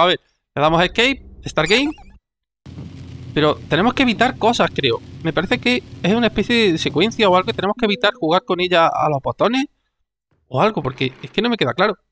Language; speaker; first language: Spanish; native; Spanish